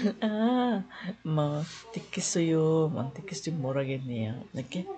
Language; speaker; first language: Korean; non-native, learner; Filipino